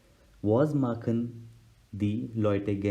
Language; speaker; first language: German; non-native, fluent; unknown